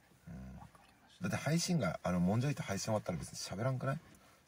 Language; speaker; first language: Japanese; native; Japanese